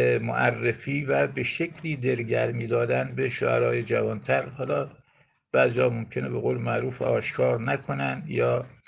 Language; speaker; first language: Persian; native; Persian